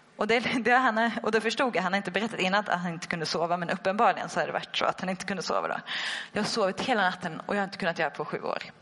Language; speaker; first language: Swedish; native; Swedish